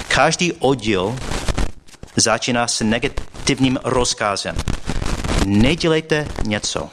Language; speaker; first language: Czech; non-native, fluent; English